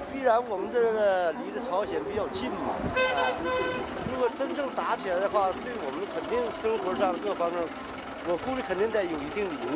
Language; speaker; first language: Chinese; native; Chinese